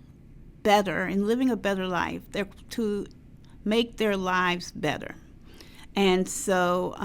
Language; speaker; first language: English; native; English